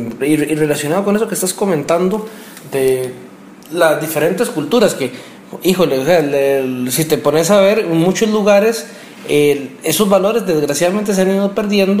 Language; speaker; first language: Spanish; native; Spanish